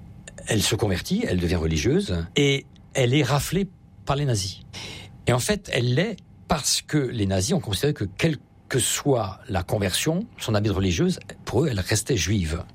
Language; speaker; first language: French; native; French